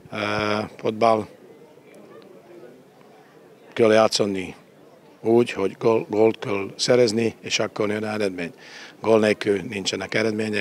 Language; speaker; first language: Hungarian; non-native, fluent; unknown